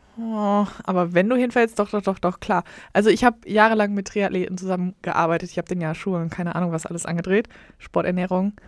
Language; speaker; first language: German; native; German